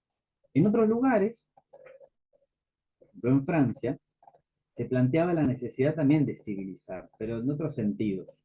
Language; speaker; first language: Spanish; native; Spanish